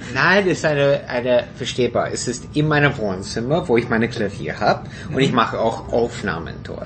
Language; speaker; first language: German; non-native, fluent; English